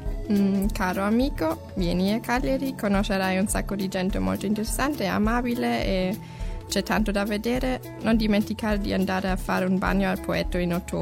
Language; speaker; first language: Italian; non-native, learner; German